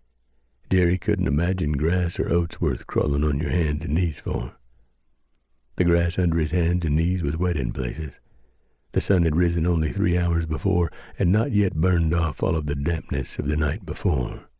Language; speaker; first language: English; native; English